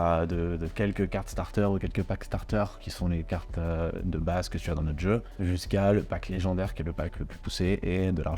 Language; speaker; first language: French; native; French